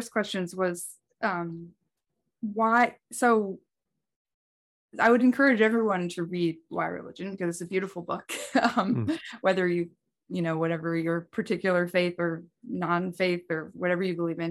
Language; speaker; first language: English; native; English